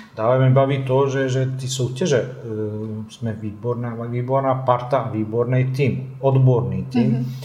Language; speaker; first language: Czech; non-native, fluent; Bosnian